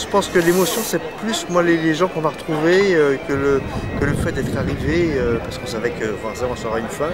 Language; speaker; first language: French; native; French